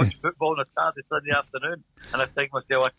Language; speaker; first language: English; native; English